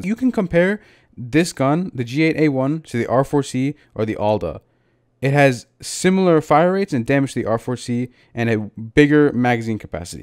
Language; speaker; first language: English; native; English